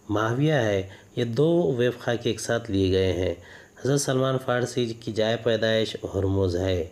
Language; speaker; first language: Urdu; native; Urdu